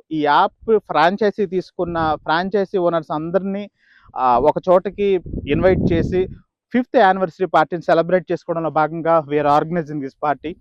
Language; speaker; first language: Telugu; native; Telugu